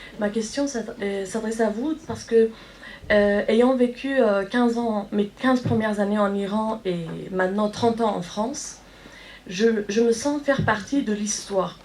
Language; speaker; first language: French; non-native, fluent; Persian